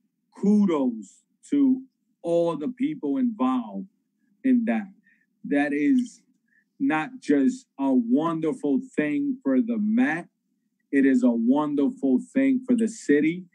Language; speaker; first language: English; native; English